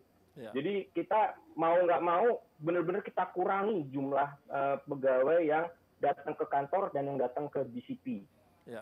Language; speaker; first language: Indonesian; native; Indonesian